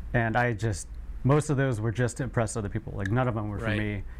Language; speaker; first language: English; native; English